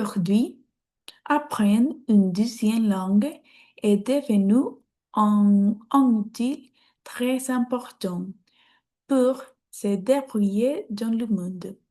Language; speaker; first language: French; non-native, learner; Spanish